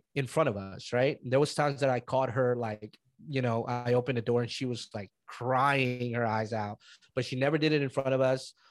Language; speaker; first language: English; early bilingual, other home language; Spanish